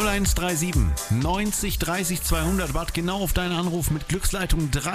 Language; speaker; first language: German; native; German